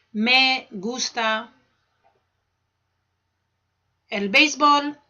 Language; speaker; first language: Spanish; non-native, fluent; English